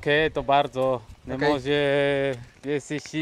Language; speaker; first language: Polish; non-native, learner; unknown